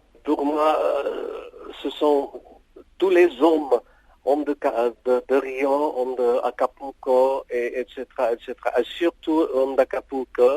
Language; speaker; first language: French; non-native, fluent; Czech